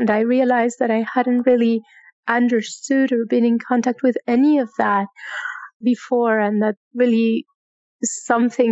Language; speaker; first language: English; non-native, fluent; Spanish